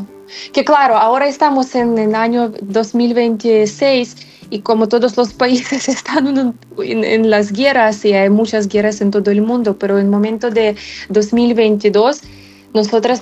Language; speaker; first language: Spanish; non-native, fluent; Ukrainian